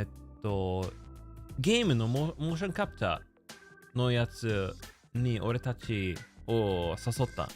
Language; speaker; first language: Japanese; non-native, learner; English